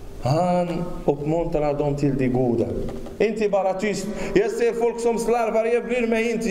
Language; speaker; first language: Swedish; non-native, fluent; Arabic